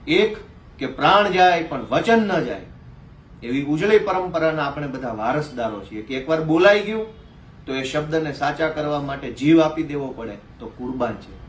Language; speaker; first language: Gujarati; native; Gujarati